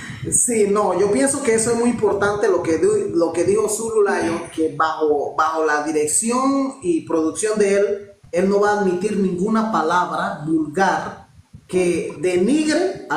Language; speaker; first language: Spanish; non-native, local second language; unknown